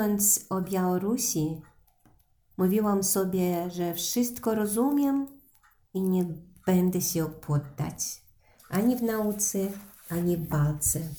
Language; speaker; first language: Polish; non-native, learner; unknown